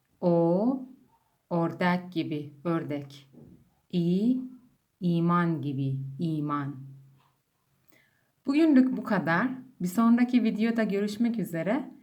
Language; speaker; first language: Turkish; non-native, fluent; Persian